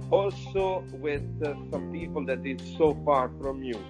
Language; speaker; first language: English; non-native, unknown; Italian